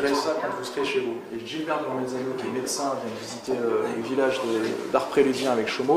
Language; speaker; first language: French; native; French